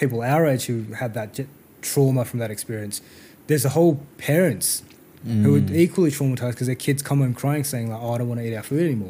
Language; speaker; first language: English; native; English